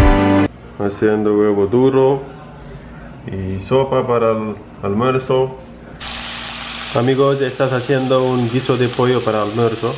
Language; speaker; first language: Spanish; non-native, learner; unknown